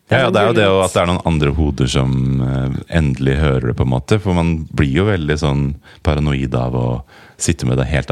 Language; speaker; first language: Norwegian; native; Norwegian